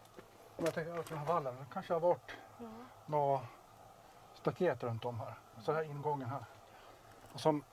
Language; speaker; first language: Swedish; native; Swedish